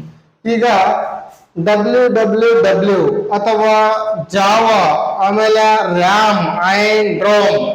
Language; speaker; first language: Kannada; native; Kannada